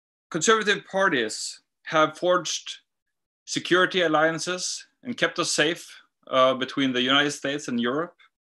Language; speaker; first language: English; non-native, fluent; Norwegian